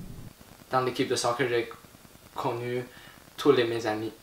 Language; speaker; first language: French; non-native, learner; Chinese